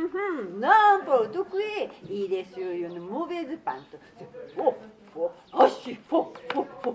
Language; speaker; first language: French; non-native, fluent; Japanese